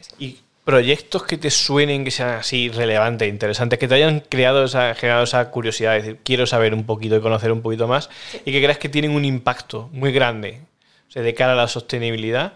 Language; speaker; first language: Spanish; native; Spanish